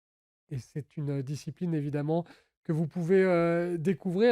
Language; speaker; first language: French; native; French